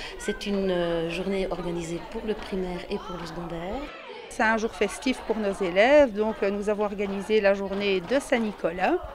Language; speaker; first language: French; native; French